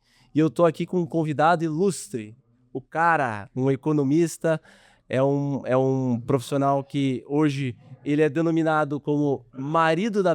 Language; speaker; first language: Portuguese; native; Portuguese